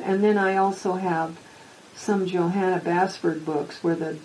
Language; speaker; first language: English; native; English